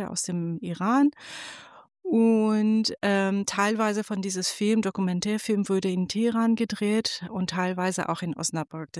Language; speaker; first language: German; non-native, fluent; Persian